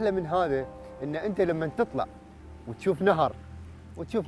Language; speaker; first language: Arabic; native; Arabic